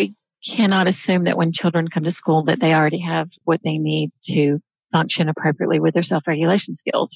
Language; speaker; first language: English; native; English